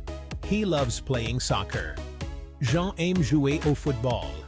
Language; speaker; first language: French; non-native, local second language; Haitian Creole